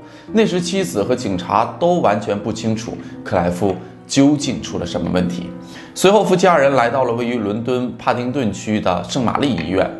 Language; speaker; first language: Chinese; native; Chinese